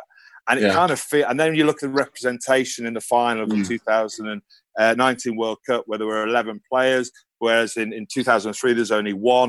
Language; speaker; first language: English; native; English